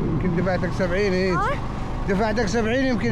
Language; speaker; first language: Arabic; native; Arabic